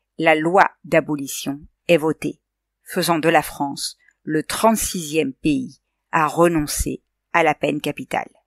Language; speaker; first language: French; native; French